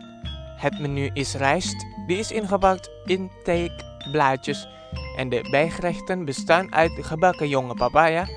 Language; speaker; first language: Dutch; non-native, fluent; Indonesian